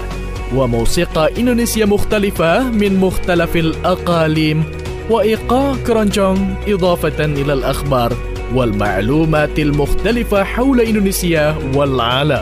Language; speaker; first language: Arabic; non-native, fluent; Indonesian